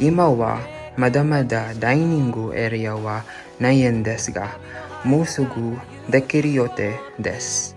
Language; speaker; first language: Japanese; non-native, learner; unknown